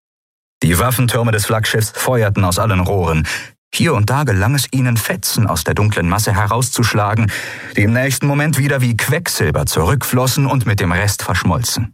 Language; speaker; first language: German; native; German